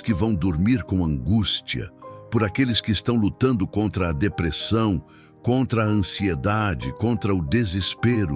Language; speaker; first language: Portuguese; native; Portuguese